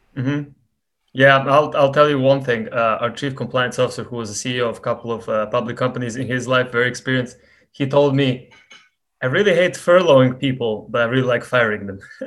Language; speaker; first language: English; non-native, fluent; Serbian